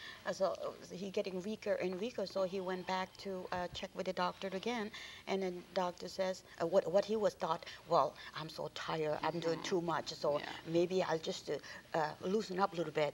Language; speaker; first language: English; non-native, fluent; Korean